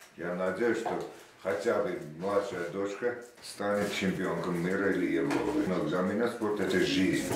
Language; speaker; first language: Russian; non-native, local second language; Armenian